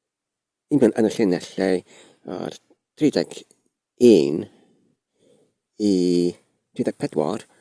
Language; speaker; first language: Welsh; non-native, learner; Polish